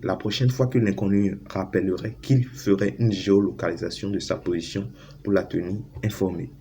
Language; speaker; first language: French; native; French